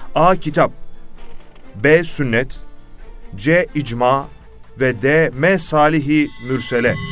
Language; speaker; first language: Turkish; native; Turkish